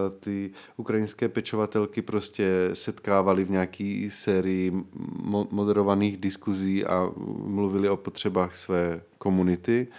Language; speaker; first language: Czech; native; Czech